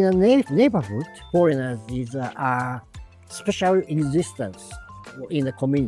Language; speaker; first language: English; non-native, learner; Japanese